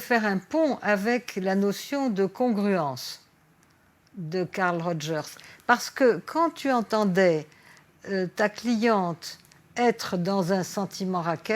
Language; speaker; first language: French; native; French